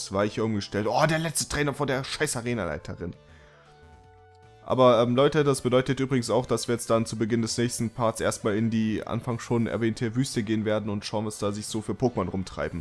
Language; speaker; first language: German; native; German